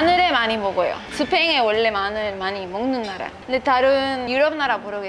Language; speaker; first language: Korean; non-native, fluent; Spanish